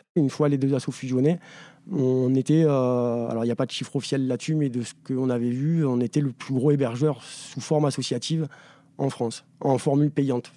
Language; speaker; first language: French; native; French